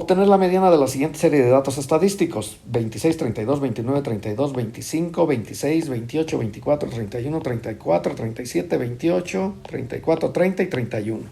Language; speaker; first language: Spanish; native; Spanish